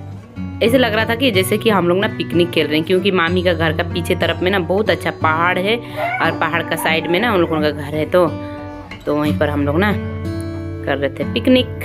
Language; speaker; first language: Hindi; native; Hindi